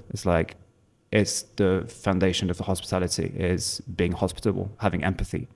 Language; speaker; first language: English; non-native, fluent; French